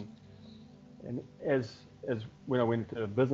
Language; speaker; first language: English; native; English